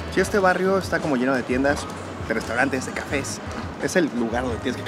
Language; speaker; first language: Spanish; native; Spanish